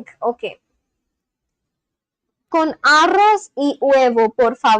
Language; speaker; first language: Spanish; non-native, learner; English